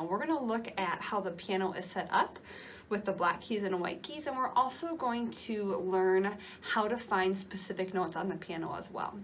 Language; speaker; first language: English; native; English